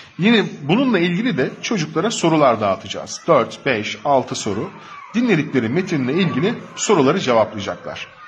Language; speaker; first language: Turkish; native; Turkish